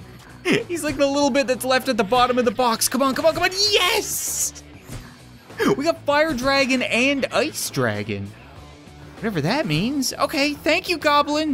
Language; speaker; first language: English; native; English